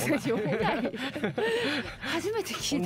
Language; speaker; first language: Japanese; native; Japanese